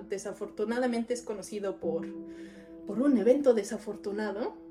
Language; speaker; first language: Spanish; non-native, fluent; Japanese